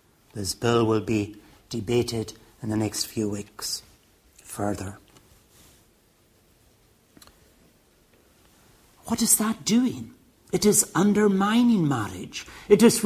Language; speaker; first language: English; native; English